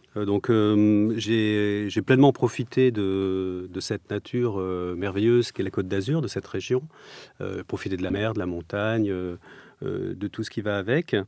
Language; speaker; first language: French; native; French